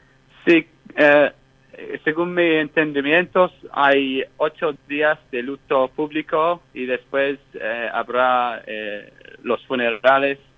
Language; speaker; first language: Spanish; non-native, fluent; English